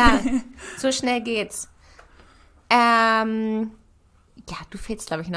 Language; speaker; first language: German; native; German